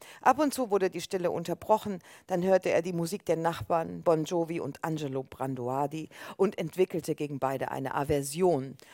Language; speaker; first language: German; native; German